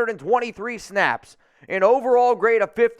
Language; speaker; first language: English; native; English